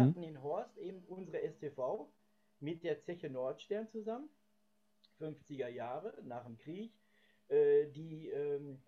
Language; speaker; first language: German; native; German